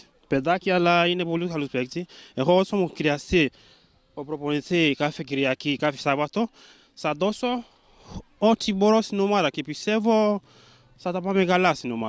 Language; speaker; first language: Greek; non-native, learner; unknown